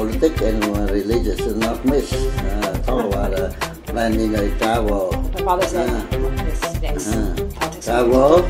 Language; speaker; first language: English; non-native, learner; Vietnamese